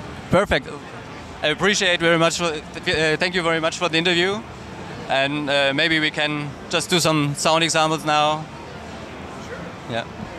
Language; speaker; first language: English; non-native, fluent; German